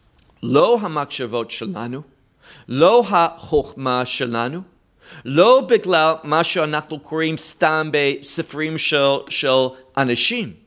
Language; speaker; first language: Hebrew; non-native, fluent; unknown